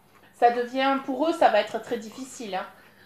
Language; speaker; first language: French; native; French